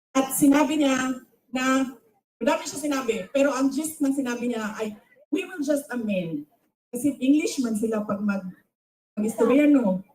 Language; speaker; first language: Filipino; non-native, local second language; Cebuano